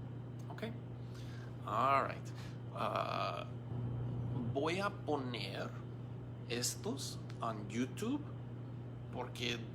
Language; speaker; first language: Spanish; non-native, learner; English